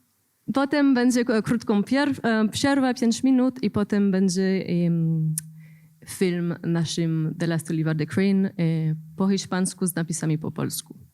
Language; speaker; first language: Polish; non-native, learner; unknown